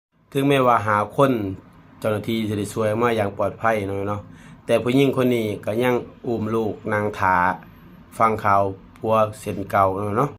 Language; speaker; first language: Thai; non-native, local second language; Northeastern Thai